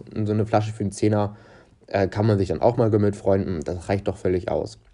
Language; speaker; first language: German; non-native, fluent; Portuguese